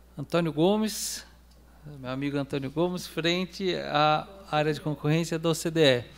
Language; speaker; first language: Portuguese; native; Portuguese